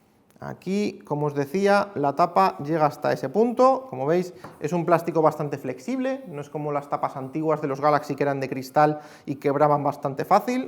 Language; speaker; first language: Spanish; native; Spanish